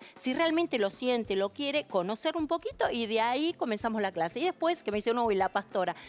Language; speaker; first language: Spanish; native; Spanish